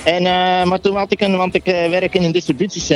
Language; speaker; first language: Dutch; native; Dutch